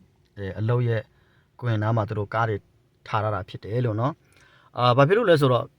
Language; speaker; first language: Burmese; native; Burmese